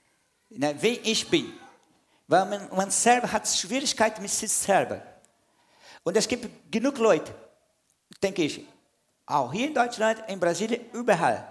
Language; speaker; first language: German; non-native, fluent; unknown